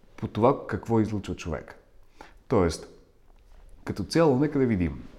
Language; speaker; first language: Bulgarian; non-native, fluent; Russian